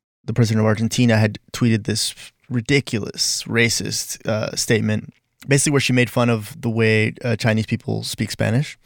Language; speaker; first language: English; native; English